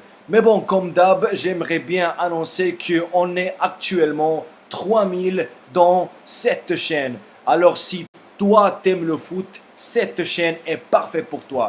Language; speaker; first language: French; non-native, fluent; Spanish